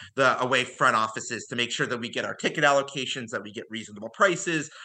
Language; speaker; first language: English; native; English